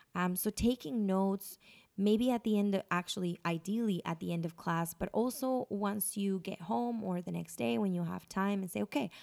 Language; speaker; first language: English; non-native, fluent; Spanish